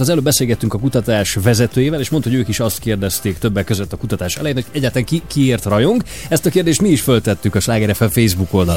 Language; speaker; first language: Hungarian; native; Hungarian